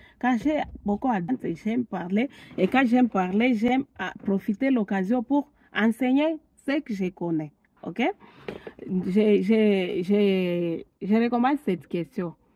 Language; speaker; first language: French; non-native, local second language; Swahili